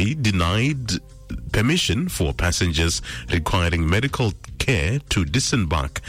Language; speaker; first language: English; non-native, local second language; Tswana